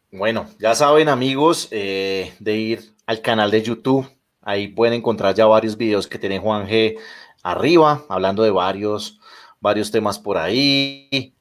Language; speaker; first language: Spanish; native; Spanish